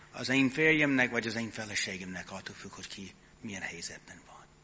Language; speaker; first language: Hungarian; non-native, fluent; English